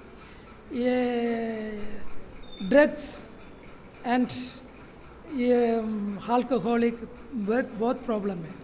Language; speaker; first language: Hindi; non-native, learner; Malayalam